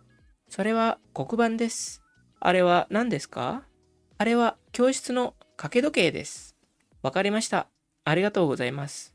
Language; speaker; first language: Japanese; non-native, fluent; Indonesian